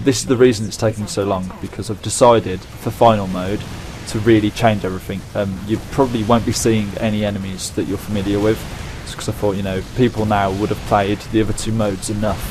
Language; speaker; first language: English; native; English